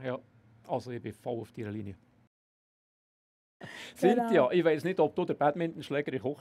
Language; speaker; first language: German; native; German